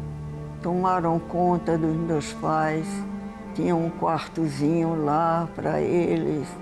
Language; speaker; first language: Portuguese; early bilingual, heritage; Portuguese